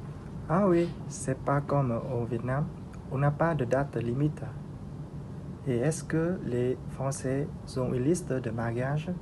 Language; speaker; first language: French; non-native, learner; Vietnamese